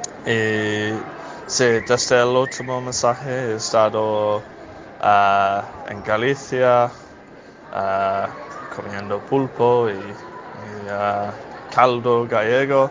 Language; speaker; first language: Spanish; non-native, fluent; English